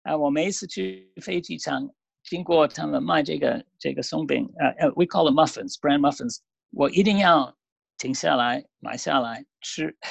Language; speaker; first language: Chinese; non-native, fluent; English